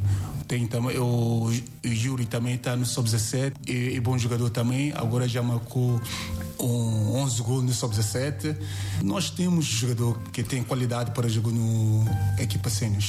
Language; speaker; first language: Portuguese; non-native, learner; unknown